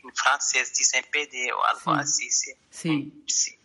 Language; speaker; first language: Spanish; non-native, learner; Arabic